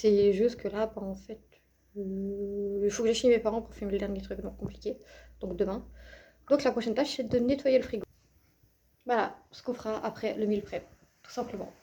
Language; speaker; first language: French; native; French